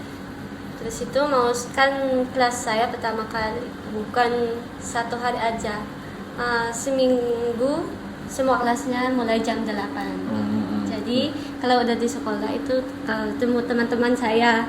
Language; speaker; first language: Indonesian; non-native, learner; Filipino